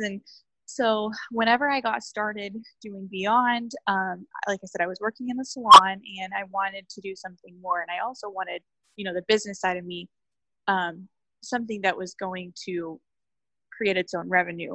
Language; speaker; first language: English; native; English